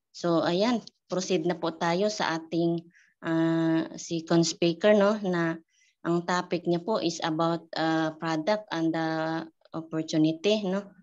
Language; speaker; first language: Filipino; non-native, local second language; Cebuano